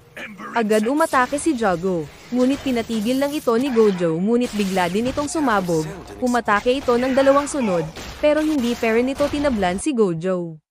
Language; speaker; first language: Filipino; native; Filipino